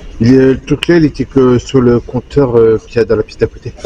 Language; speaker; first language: French; native; French